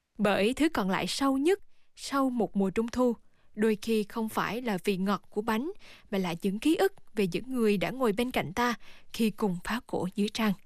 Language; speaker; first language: Vietnamese; native; Vietnamese